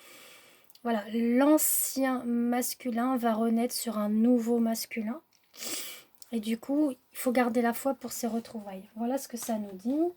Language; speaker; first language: French; native; French